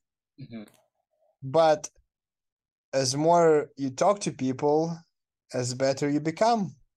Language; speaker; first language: English; non-native, fluent; Romanian